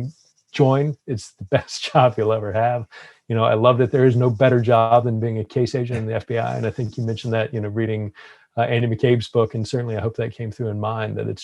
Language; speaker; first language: English; native; English